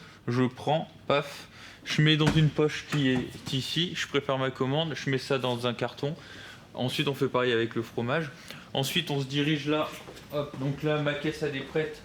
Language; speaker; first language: French; native; French